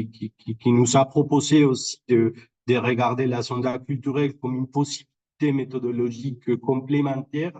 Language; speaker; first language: French; non-native, fluent; Spanish